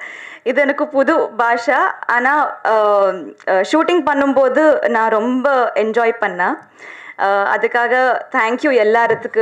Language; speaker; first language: Tamil; non-native, learner; Telugu